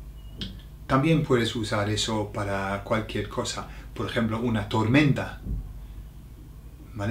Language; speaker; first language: Spanish; non-native, fluent; English